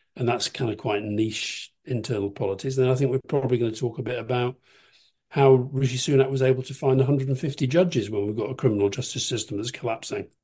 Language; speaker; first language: English; native; English